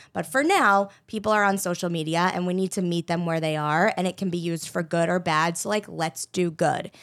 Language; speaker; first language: English; native; English